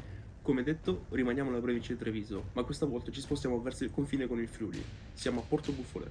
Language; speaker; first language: Italian; native; Italian